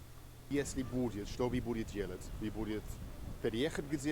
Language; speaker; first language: Russian; non-native, fluent; English